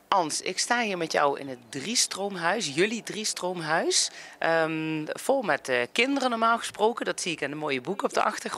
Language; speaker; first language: Dutch; native; Dutch